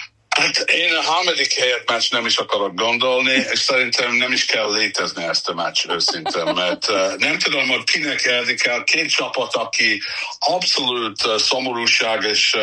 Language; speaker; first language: Hungarian; non-native, learner; English